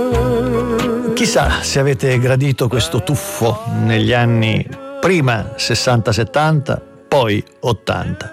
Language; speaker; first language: Italian; native; Italian